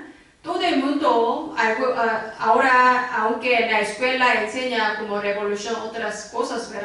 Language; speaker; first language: Spanish; non-native, learner; Korean